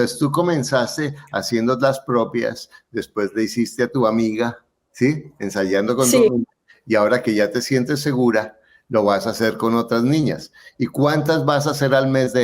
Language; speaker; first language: Spanish; native; Spanish